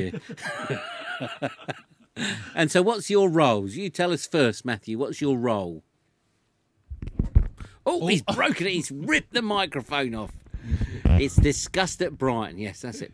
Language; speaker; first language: English; native; English